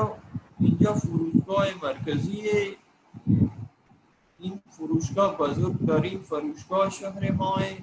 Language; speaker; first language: Persian; non-native, learner; Urdu